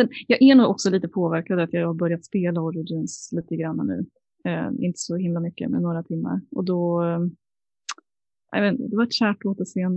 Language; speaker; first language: Swedish; native; Swedish